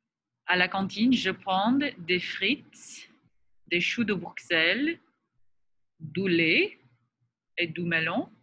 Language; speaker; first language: French; non-native, fluent; English